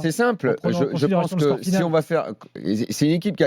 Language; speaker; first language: French; native; French